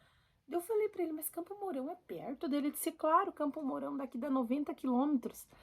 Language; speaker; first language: Portuguese; native; Portuguese